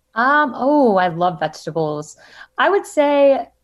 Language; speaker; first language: English; native; English